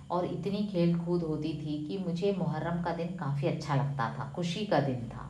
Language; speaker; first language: Hindi; non-native, local second language; Malayalam